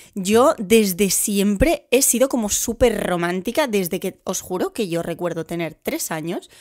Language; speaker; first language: Spanish; native; Spanish